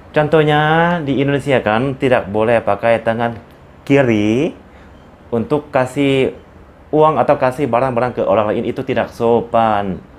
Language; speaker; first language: Indonesian; non-native, learner; Lao